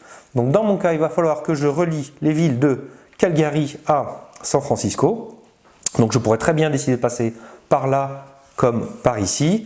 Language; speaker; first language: French; native; French